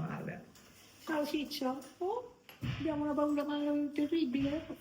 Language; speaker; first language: Italian; native; Italian